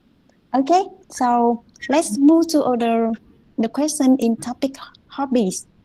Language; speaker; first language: English; non-native, fluent; Vietnamese